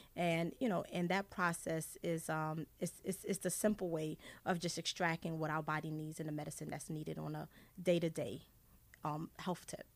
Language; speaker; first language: English; early bilingual, other home language; Haitian Creole